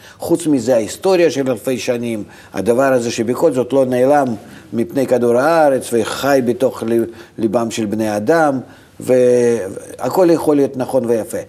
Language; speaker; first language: Hebrew; non-native, fluent; Russian